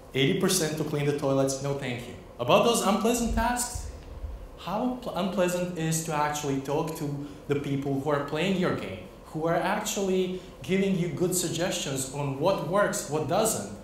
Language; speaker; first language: English; non-native, fluent; Croatian